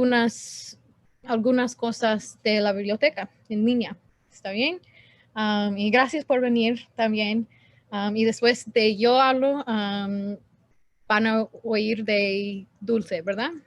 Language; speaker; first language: Spanish; non-native, learner; English